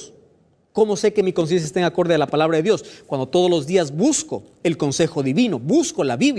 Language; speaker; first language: Spanish; native; Spanish